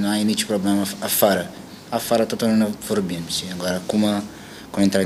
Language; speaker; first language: Romanian; non-native, learner; Portuguese